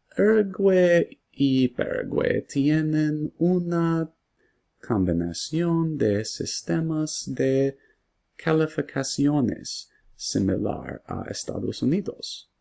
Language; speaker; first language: Spanish; non-native, learner; English